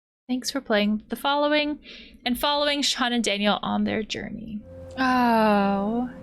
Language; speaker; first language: English; native; English